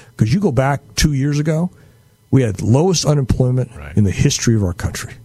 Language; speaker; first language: English; native; English